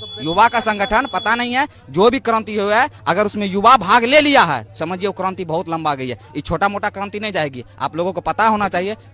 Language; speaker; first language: Hindi; native; Hindi